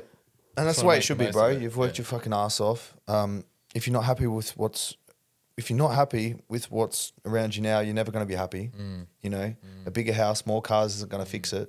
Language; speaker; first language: English; native; English